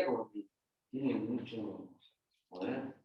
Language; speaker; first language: Spanish; native; Spanish